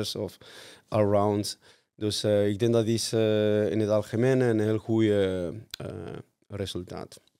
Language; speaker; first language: Dutch; non-native, fluent; Spanish